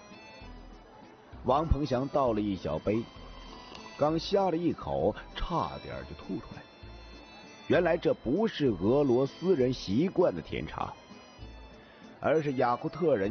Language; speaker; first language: Chinese; native; Chinese